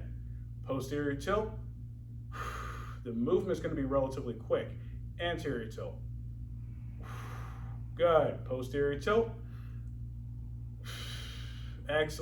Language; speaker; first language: English; native; English